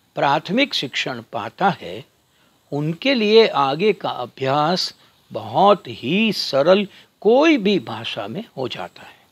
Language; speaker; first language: Hindi; non-native, local second language; Gujarati